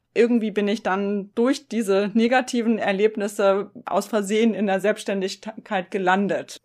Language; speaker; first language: German; native; German